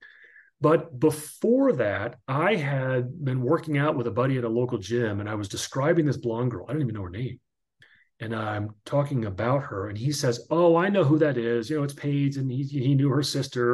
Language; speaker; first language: English; native; English